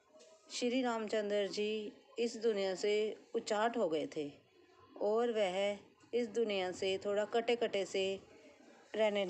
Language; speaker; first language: Hindi; native; Hindi